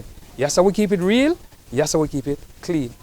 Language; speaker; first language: English; native; English